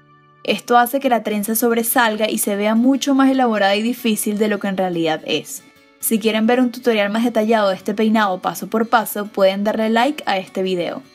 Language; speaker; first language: Spanish; native; Spanish